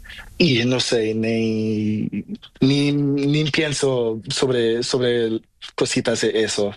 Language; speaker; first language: Spanish; non-native, learner; Portuguese